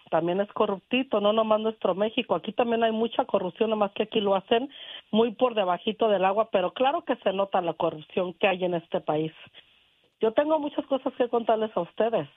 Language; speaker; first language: Spanish; native; Spanish